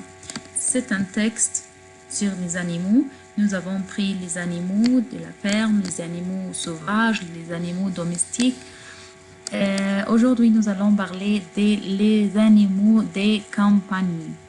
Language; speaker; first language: French; non-native, fluent; Arabic